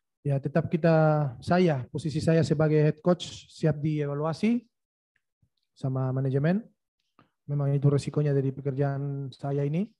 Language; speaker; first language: Indonesian; non-native, fluent; Spanish